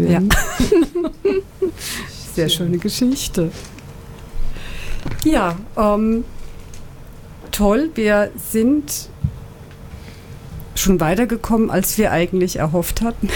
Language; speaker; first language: German; native; German